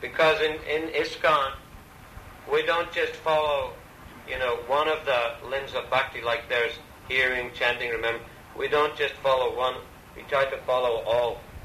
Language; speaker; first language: English; native; English